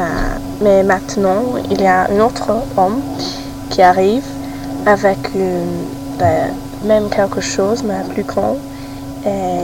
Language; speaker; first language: French; non-native, learner; English